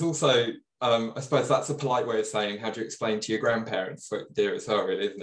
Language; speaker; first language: English; native; English